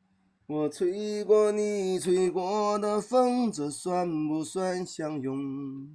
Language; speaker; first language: Chinese; native; Chinese